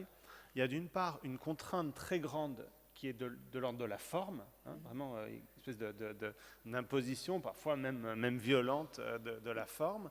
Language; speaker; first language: French; native; French